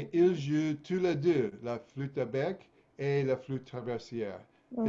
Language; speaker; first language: French; non-native, fluent; English